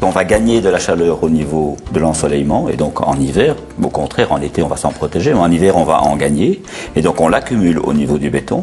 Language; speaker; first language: French; native; French